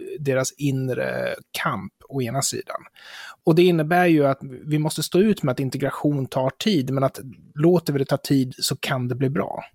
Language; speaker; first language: Swedish; native; Swedish